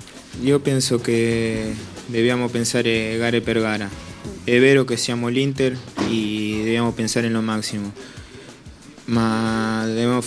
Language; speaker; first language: Italian; non-native, learner; Spanish